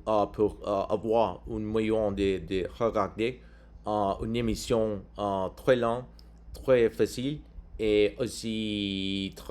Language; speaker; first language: French; non-native, learner; English